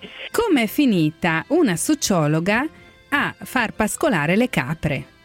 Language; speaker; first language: Italian; native; Italian